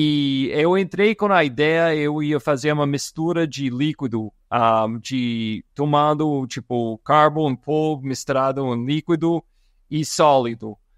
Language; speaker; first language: Portuguese; non-native, fluent; English